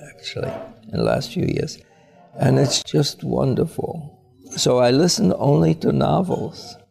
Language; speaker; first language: English; early bilingual, other home language; Polish